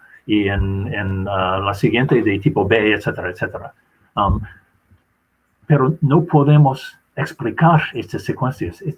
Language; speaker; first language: Spanish; non-native, fluent; English